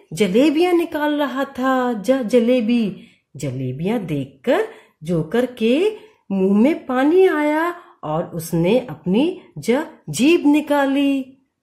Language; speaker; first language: Hindi; native; Hindi